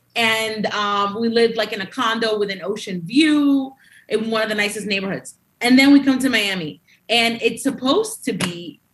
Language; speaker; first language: English; early bilingual, other home language; Spanish